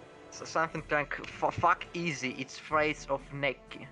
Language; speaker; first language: English; non-native, learner; Russian